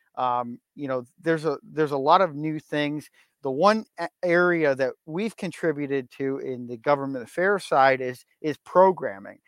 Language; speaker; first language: English; native; English